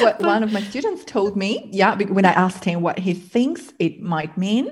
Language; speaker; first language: English; non-native, fluent; Russian